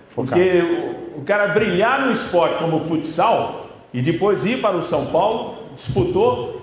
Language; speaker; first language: Portuguese; native; Portuguese